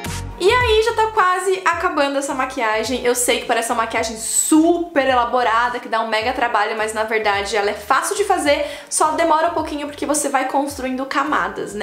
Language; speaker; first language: Portuguese; native; Portuguese